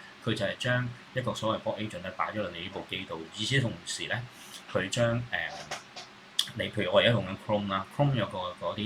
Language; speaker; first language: Cantonese; native; Cantonese